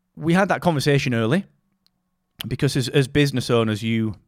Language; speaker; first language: English; native; English